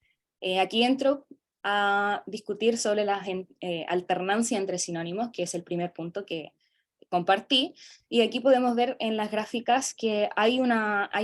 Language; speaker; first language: Spanish; non-native, fluent; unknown